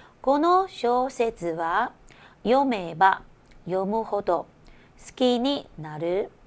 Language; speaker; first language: Japanese; non-native, fluent; Chinese